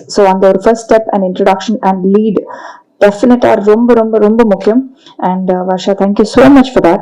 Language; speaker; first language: Tamil; non-native, learner; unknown